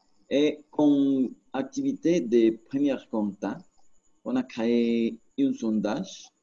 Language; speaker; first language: French; non-native, learner; Spanish